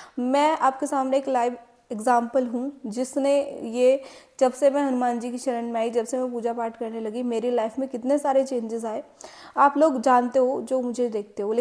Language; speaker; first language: Hindi; native; Hindi